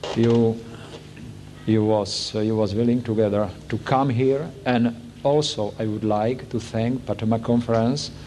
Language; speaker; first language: English; non-native, learner; Slovak